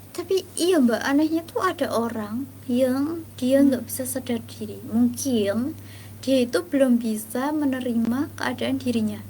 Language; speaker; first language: Indonesian; native; Indonesian